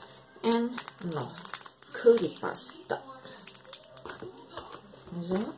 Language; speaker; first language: Dutch; non-native, learner; Indonesian